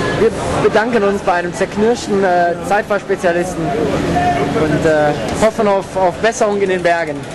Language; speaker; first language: German; native; German